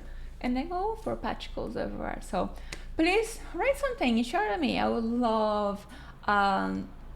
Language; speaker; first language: English; non-native, fluent; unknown